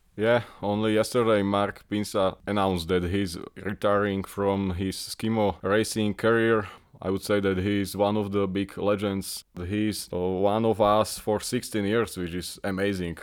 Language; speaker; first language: English; non-native, fluent; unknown